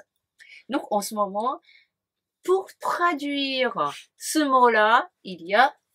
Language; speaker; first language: French; non-native, fluent; Japanese